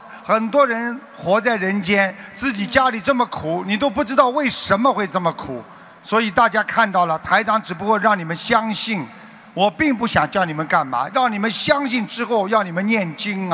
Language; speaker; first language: Chinese; native; Chinese